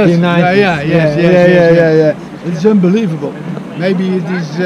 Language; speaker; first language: English; non-native, learner; Dutch